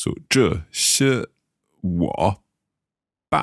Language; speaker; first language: Chinese; non-native, learner; English